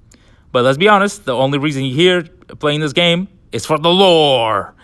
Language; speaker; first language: English; native; English